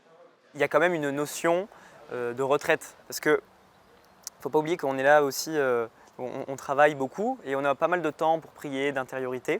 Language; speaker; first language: French; native; French